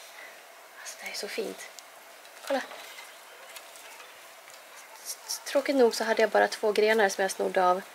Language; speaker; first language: Swedish; native; Swedish